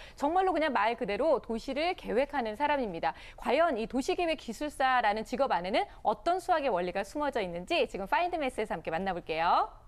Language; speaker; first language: Korean; native; Korean